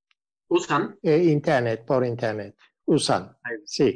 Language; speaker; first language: Spanish; non-native, learner; Turkish